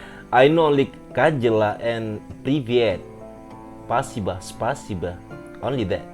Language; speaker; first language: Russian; non-native, learner; Indonesian